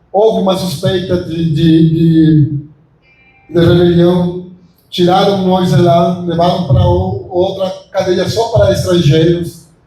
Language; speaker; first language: Portuguese; non-native, fluent; Spanish